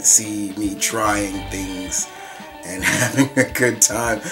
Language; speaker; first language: English; native; English